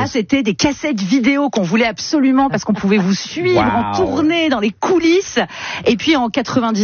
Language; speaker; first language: French; native; French